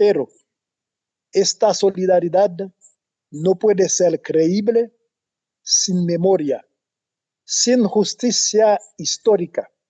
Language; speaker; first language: Spanish; non-native, fluent; Haitian Creole